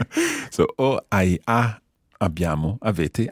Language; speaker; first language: Italian; non-native, fluent; English